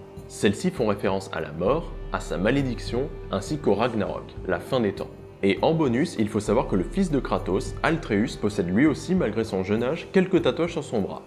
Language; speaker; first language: French; native; French